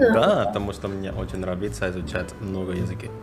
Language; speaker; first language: Russian; non-native, learner; Indonesian